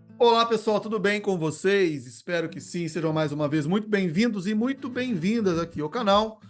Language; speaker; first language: Portuguese; native; Portuguese